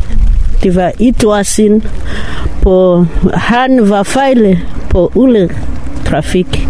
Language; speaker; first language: Danish; non-native, learner; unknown